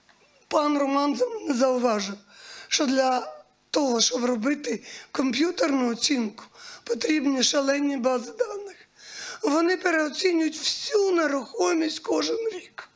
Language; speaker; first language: Ukrainian; native; Ukrainian